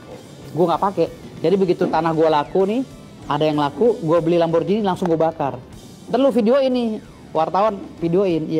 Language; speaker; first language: Indonesian; native; Indonesian